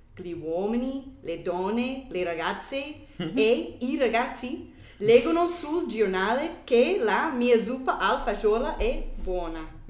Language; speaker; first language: Italian; non-native, learner; English